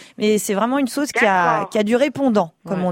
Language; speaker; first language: French; native; French